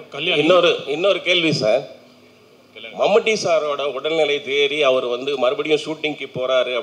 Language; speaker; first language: Tamil; native; Tamil